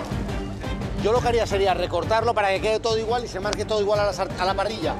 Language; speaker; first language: Spanish; native; Spanish